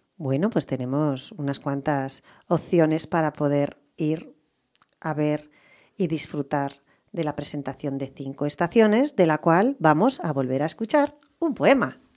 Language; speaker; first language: Spanish; native; Spanish